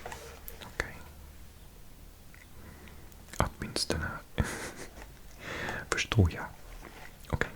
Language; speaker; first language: Swedish; non-native, learner; English